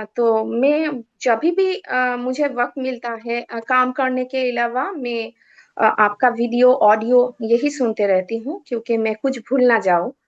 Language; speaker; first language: Hindi; non-native, local second language; Bangla